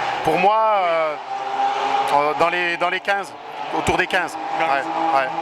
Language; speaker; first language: French; native; French